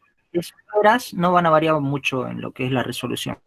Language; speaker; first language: Spanish; native; Spanish